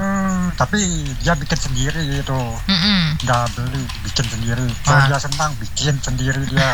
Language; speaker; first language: Indonesian; native; Indonesian